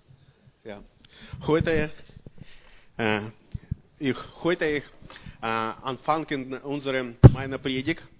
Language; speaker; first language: German; non-native, learner; Russian